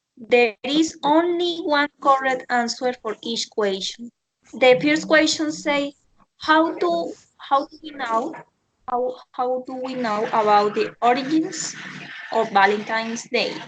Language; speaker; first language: English; non-native, learner; Spanish